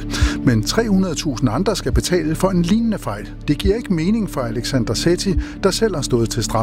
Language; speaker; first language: Danish; native; Danish